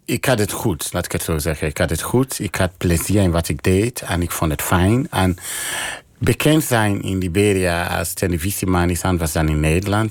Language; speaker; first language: Dutch; non-native, fluent; English